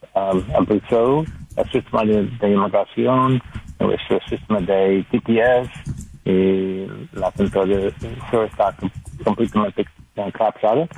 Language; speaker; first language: Spanish; non-native, learner; English